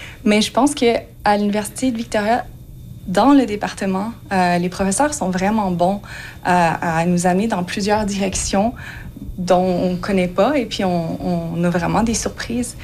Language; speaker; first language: French; non-native, local second language; English